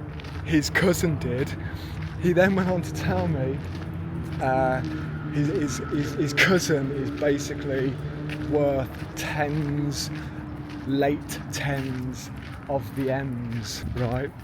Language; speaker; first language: English; native; English